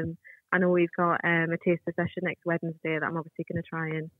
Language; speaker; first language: English; native; English